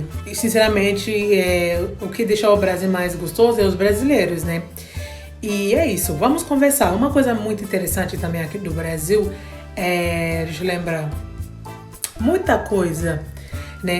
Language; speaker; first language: Portuguese; non-native, fluent; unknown